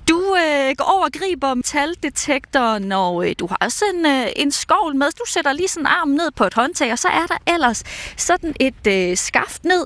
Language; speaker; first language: Danish; native; Danish